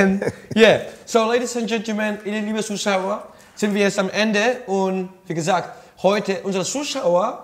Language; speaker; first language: German; non-native, learner; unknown